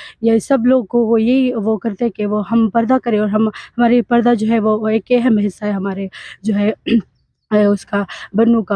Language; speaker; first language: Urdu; non-native, local second language; Pashto